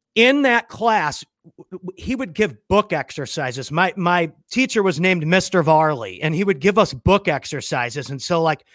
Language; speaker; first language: English; native; English